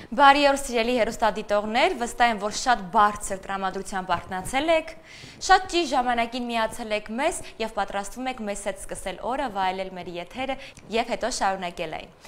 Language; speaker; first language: Armenian; native; Armenian